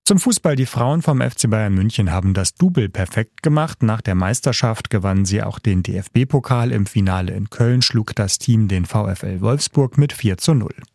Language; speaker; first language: German; native; German